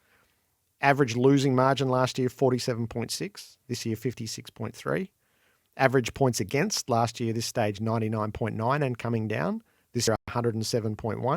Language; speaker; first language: English; native; English